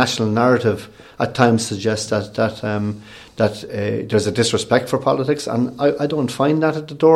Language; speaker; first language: English; native; English